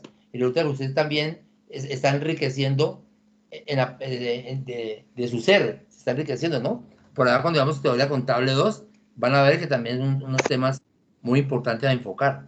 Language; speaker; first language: Spanish; native; Spanish